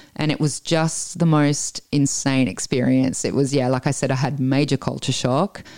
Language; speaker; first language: English; early bilingual, other home language; Italian